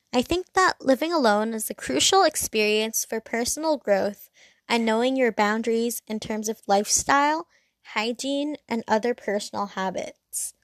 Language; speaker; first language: English; non-native, local second language; Cantonese